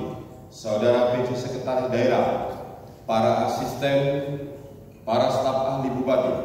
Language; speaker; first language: Indonesian; native; Indonesian